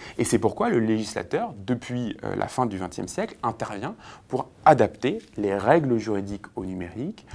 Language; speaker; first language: French; native; French